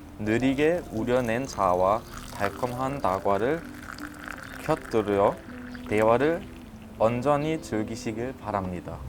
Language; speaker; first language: Korean; non-native, fluent; German